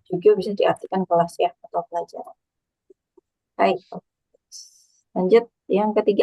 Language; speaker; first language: Indonesian; native; Indonesian